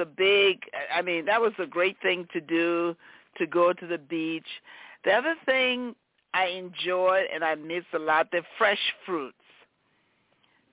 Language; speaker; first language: English; native; English